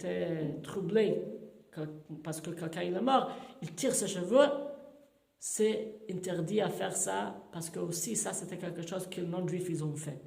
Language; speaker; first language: French; non-native, fluent; English